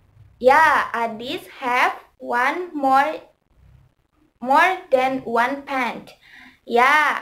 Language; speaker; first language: English; non-native, learner; Indonesian